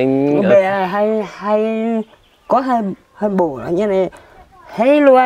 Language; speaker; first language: Vietnamese; non-native, local second language; Hmong